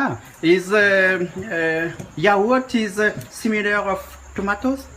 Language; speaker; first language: English; non-native, learner; Réunion Creole French